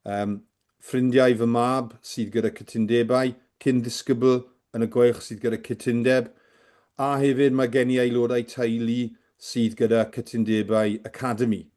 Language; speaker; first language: Welsh; native; Welsh